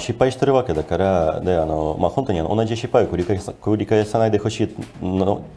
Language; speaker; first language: Japanese; non-native, fluent; Ukrainian